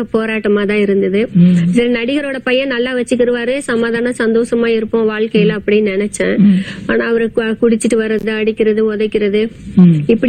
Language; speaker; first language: Tamil; native; Tamil